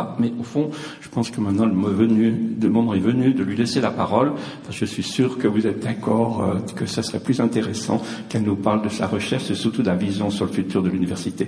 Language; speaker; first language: French; native; French